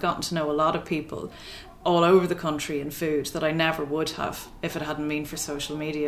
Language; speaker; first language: English; native; English